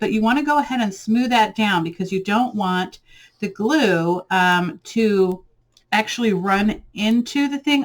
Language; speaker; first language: English; native; English